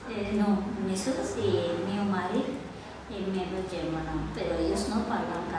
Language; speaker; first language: Catalan; non-native, learner; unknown